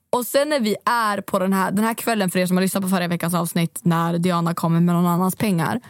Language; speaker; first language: Swedish; native; Swedish